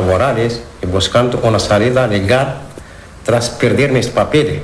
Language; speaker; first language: Spanish; non-native, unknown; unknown